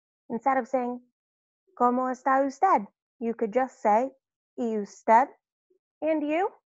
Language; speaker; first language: English; native; English